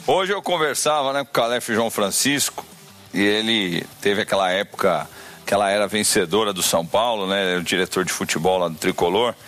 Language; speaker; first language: Portuguese; native; Portuguese